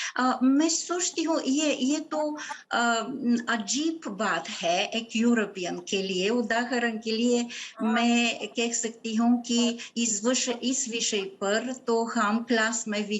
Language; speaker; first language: Hindi; non-native, fluent; Bulgarian